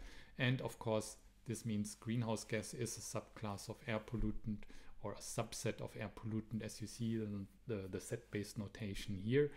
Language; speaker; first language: English; non-native, fluent; German